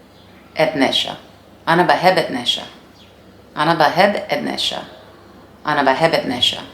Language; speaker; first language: Arabic; non-native, learner; English